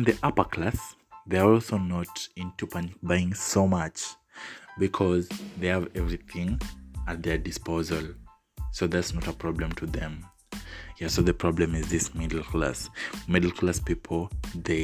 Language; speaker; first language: English; non-native, local second language; Swahili